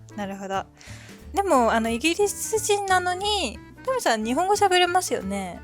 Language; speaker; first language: Japanese; native; Japanese